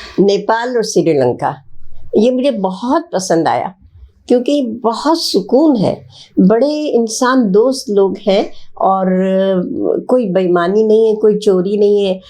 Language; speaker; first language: Urdu; native; Urdu